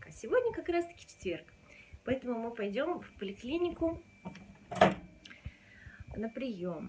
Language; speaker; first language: Russian; native; Russian